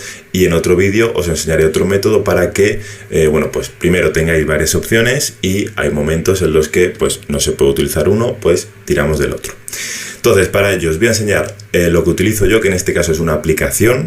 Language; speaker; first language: Spanish; native; Spanish